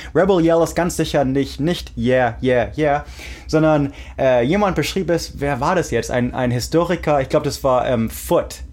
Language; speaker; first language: German; non-native, fluent; English